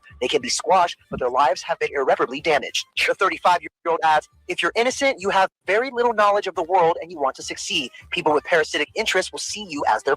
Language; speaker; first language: English; native; English